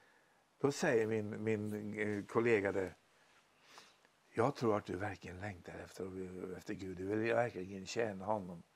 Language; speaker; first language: Swedish; native; Swedish